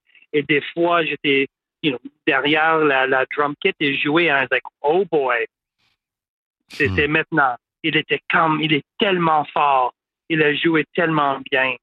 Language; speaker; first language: French; non-native, local second language; English